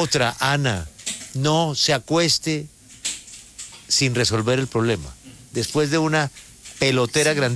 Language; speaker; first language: Spanish; native; Spanish